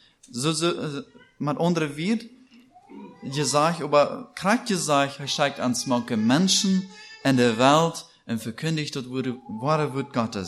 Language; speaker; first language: German; non-native, learner; Plautdietsch